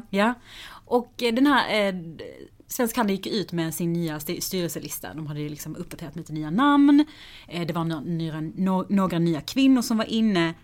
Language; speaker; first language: Swedish; early bilingual, other home language; Persian